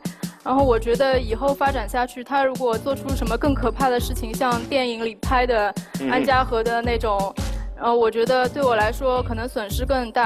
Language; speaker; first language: Chinese; native; Chinese